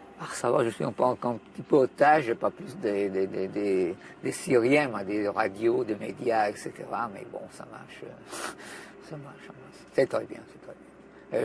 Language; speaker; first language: French; non-native, fluent; Italian